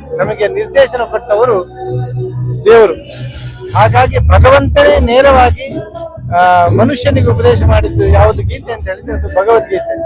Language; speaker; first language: Kannada; non-native, local second language; Tulu